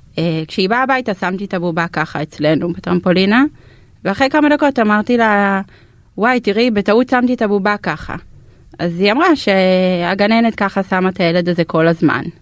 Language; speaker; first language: Hebrew; native; Hebrew